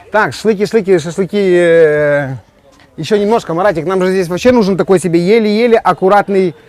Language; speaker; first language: Russian; native; Russian